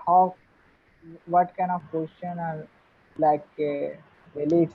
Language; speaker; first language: English; non-native, learner; Hindi